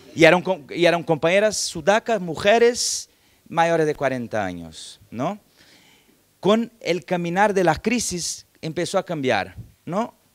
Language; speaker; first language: Spanish; non-native, fluent; Portuguese